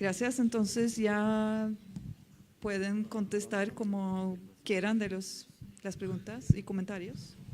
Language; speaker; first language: Spanish; non-native, fluent; Norwegian